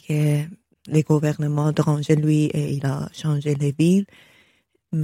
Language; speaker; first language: French; non-native, learner; Persian